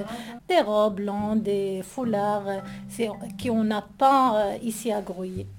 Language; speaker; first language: French; non-native, learner; Arabic